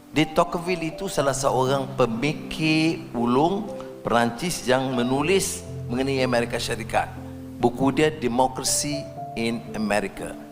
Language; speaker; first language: Malay; native; Malay